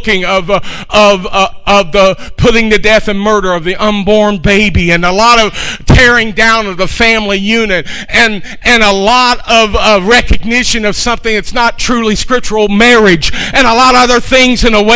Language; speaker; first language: English; native; English